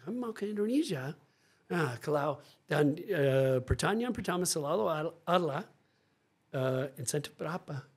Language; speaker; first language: Indonesian; non-native, fluent; English